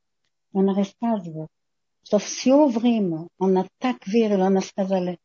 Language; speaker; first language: Russian; non-native, fluent; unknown